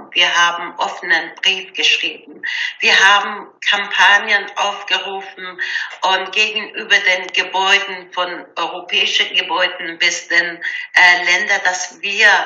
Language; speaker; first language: German; non-native, learner; Persian